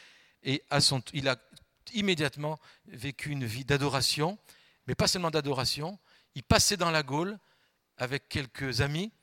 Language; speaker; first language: French; native; French